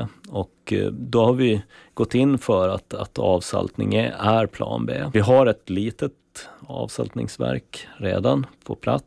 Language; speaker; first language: Swedish; native; Swedish